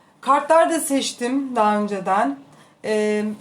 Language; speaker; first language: Turkish; native; Turkish